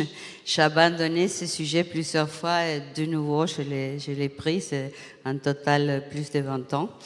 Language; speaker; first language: French; non-native, fluent; Spanish